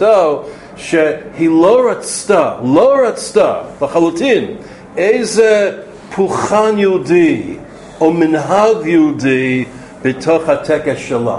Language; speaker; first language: Hebrew; non-native, fluent; English